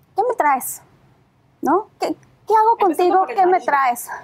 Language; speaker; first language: Spanish; native; Spanish